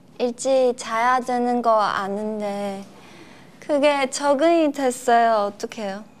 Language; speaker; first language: Korean; non-native, fluent; Chinese